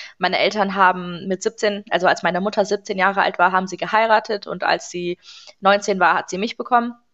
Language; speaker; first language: German; early bilingual, other home language; Persian